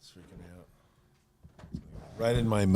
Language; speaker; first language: English; native; English